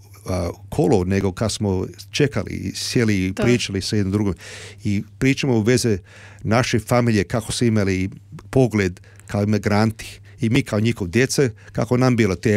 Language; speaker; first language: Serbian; early bilingual, heritage; Serbian